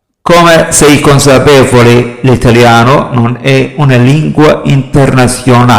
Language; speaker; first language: Italian; non-native, fluent; Somali